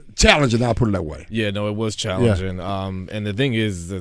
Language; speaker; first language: English; native; English